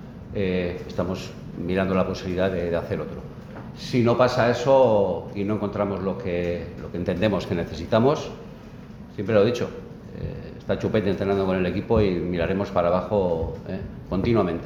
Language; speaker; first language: Spanish; native; Spanish